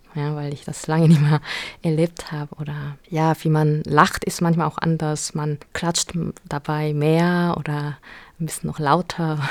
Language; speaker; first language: German; non-native, fluent; Korean